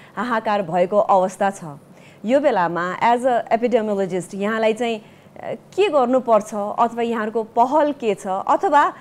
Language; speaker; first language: Nepali; native; Nepali